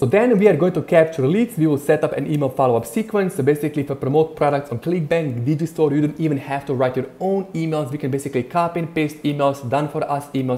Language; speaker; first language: English; non-native, fluent; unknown